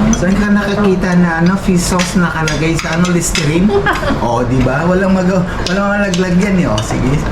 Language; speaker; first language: Filipino; non-native, local second language; Hiligaynon